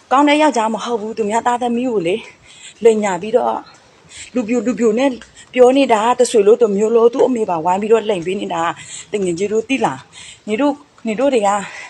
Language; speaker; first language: Burmese; non-native, local second language; Karen languages